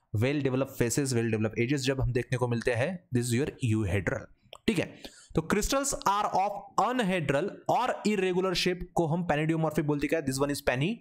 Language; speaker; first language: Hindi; non-native, local second language; Marathi